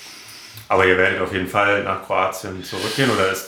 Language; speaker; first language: German; native; German